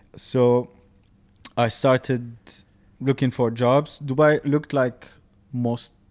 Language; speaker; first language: English; non-native, fluent; Arabic